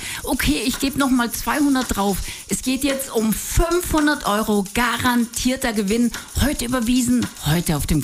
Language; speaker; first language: German; native; German